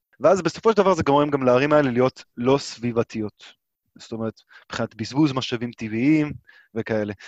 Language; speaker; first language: Hebrew; native; Hebrew